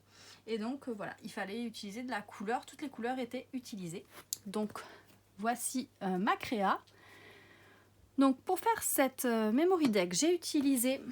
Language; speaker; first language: French; native; French